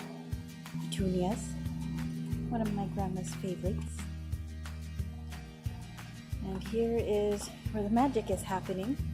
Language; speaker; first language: English; native; English